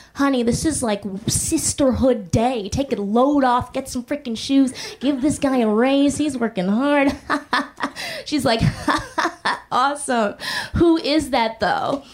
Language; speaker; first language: English; native; English